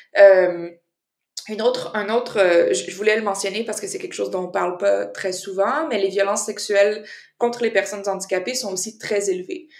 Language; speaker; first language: French; native; French